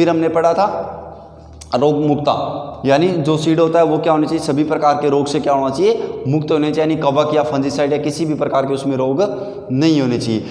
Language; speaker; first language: Hindi; native; Hindi